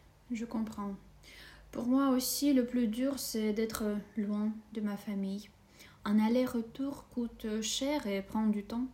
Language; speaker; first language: French; non-native, fluent; Russian